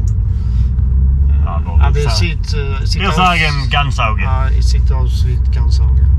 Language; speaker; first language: German; non-native, learner; Swedish